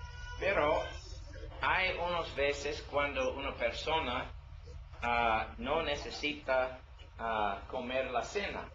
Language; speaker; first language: Spanish; non-native, learner; English